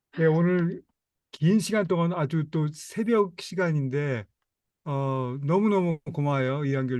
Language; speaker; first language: Korean; native; Korean